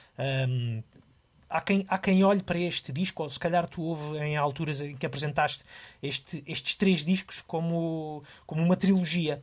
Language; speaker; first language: Portuguese; native; Portuguese